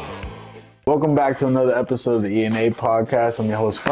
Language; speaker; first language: English; native; English